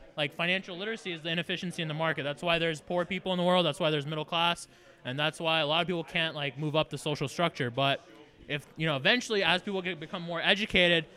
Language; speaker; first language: English; native; English